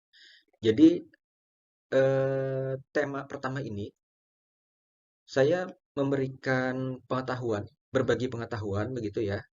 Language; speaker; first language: Indonesian; native; Indonesian